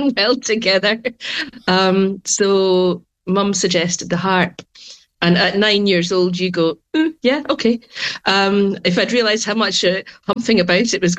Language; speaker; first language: English; non-native, local second language; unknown